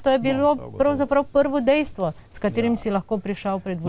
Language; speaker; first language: Slovenian; native; Slovenian